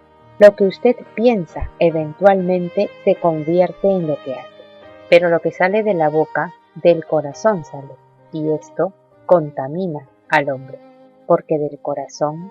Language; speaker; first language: Spanish; native; Spanish